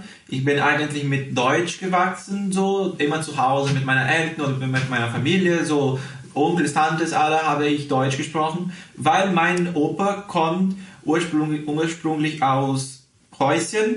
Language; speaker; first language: German; early bilingual, heritage; Portuguese